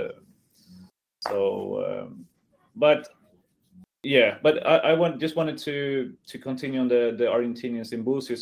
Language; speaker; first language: English; non-native, fluent; Swedish